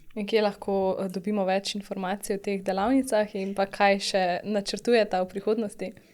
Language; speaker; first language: Slovenian; native; Slovenian